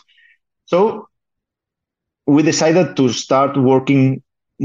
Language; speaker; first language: English; non-native, fluent; Spanish